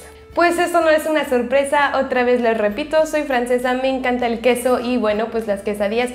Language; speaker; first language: Spanish; non-native, fluent; French